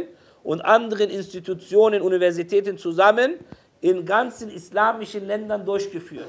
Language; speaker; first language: German; non-native, fluent; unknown